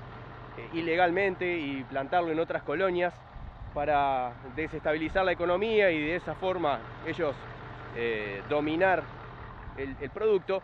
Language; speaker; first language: Spanish; native; Spanish